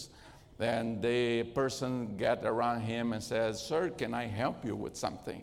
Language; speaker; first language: English; non-native, fluent; Portuguese